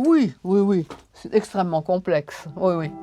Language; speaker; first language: French; native; French